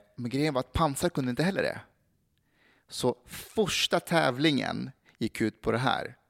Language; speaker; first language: Swedish; early bilingual, other home language; Persian